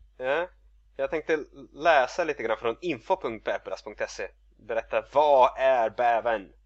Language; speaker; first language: Swedish; non-native, fluent; Russian